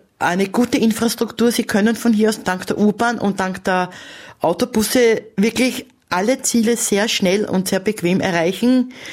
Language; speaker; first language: German; native; German